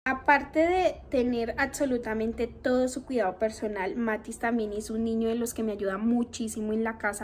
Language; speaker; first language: Spanish; native; Spanish